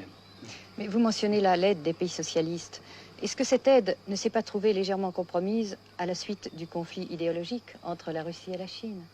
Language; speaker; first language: French; native; French